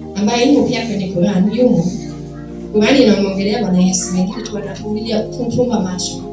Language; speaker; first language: Swahili; non-native, fluent; German